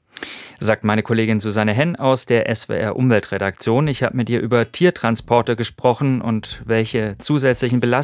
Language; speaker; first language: German; native; German